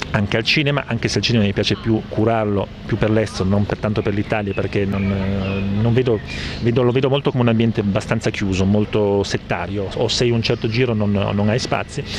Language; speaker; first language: Italian; native; Italian